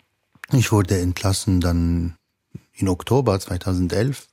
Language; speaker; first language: German; non-native, fluent; Arabic